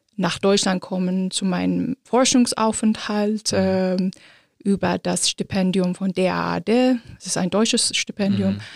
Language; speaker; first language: German; non-native, fluent; Azerbaijani